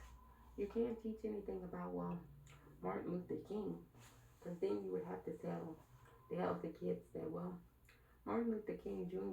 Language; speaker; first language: English; native; English